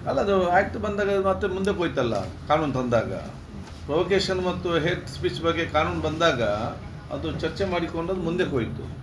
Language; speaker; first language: Kannada; non-native, local second language; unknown